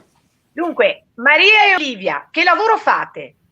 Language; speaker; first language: Italian; native; Italian